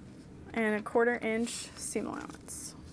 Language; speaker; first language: English; native; English